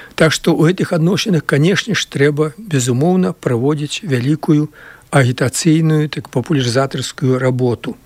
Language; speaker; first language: Belarusian; native; Belarusian